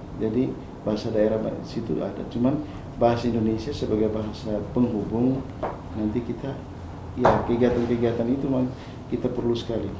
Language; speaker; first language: Indonesian; non-native, local second language; Tetum